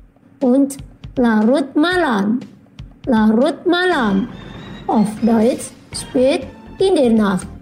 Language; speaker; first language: German; non-native, fluent; Indonesian